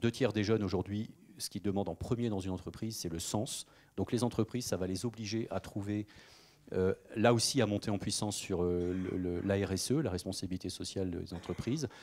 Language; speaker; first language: French; native; French